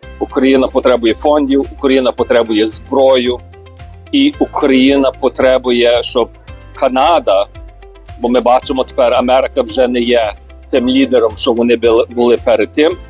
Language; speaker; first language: Ukrainian; early bilingual, heritage; Ukrainian